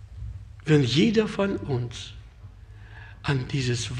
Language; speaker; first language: German; non-native, fluent; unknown